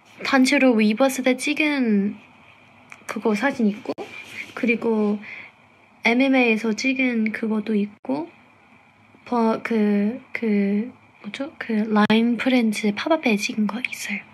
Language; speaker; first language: Korean; non-native, fluent; English